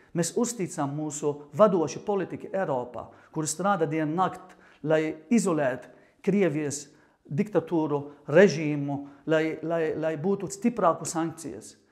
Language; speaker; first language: Latvian; non-native, fluent; Arabic